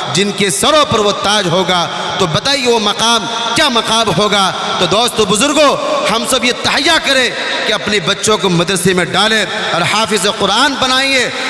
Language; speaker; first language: Urdu; non-native, local second language; Bangla